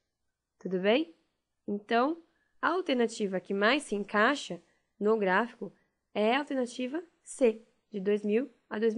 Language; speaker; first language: Portuguese; native; Portuguese